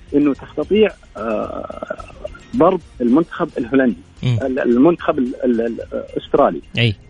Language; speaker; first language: Arabic; native; Arabic